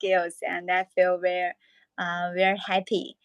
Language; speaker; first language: English; non-native, learner; Chinese